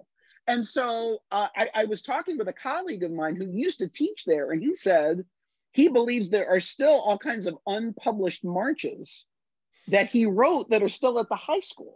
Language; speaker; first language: English; native; English